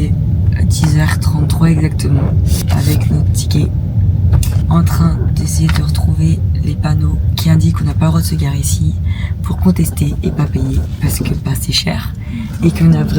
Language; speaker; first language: French; native; French